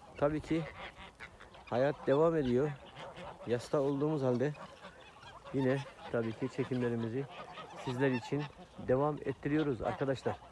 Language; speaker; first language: Turkish; native; Turkish